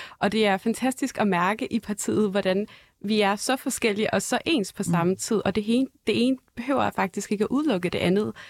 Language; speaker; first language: Danish; early bilingual, other home language; Arabic